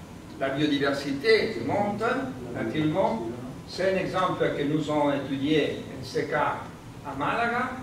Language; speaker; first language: French; non-native, learner; Spanish